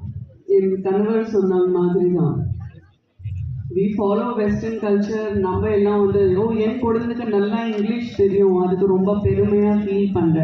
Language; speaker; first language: Tamil; non-native, fluent; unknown